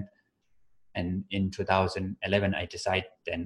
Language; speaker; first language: English; non-native, fluent; Tibetan